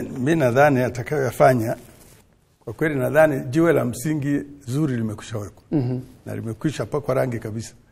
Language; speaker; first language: Swahili; non-native, fluent; Kinyarwanda